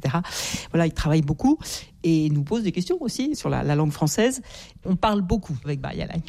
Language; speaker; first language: French; native; French